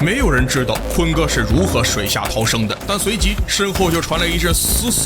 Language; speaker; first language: Chinese; native; Chinese